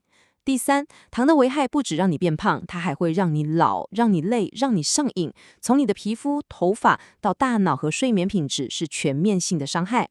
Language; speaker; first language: Chinese; native; Chinese